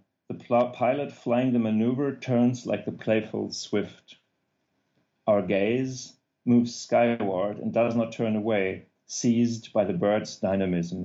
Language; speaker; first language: English; non-native, fluent; German